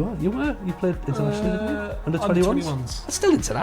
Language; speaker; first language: English; native; English